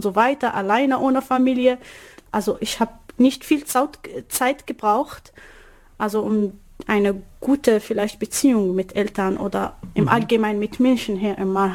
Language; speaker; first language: German; non-native, learner; Arabic